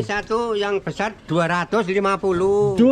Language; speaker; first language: Indonesian; native; Indonesian